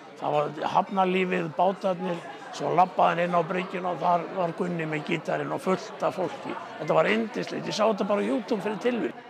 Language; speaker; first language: Icelandic; native; Icelandic